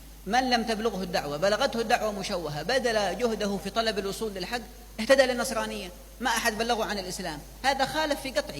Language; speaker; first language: Arabic; native; Arabic